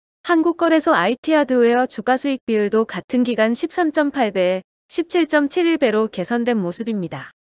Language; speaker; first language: Korean; native; Korean